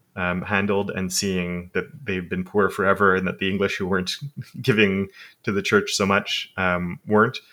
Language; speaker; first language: English; native; English